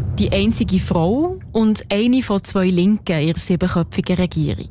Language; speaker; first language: German; native; German